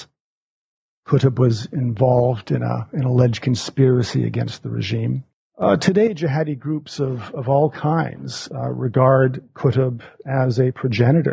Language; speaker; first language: English; native; English